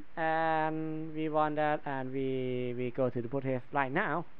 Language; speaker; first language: English; non-native, learner; Thai